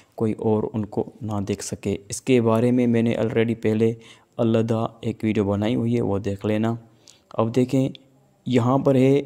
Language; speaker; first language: Urdu; non-native, local second language; Sindhi